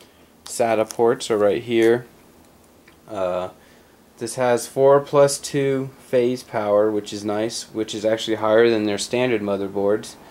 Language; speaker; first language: English; native; English